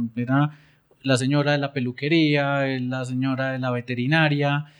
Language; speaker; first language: Spanish; native; Spanish